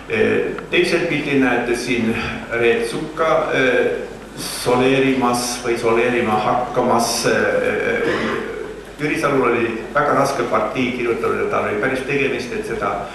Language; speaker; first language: Estonian; native; Estonian